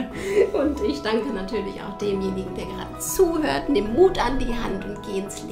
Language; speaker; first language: German; native; German